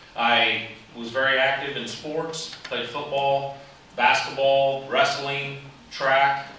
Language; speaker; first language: English; native; English